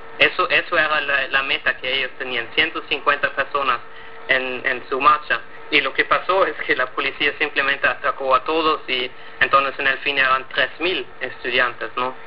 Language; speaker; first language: Spanish; non-native, fluent; German